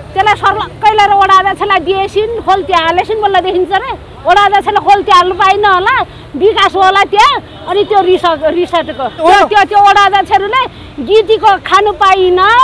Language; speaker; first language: Nepali; non-native, local second language; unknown